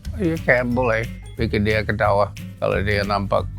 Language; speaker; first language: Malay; non-native, learner; English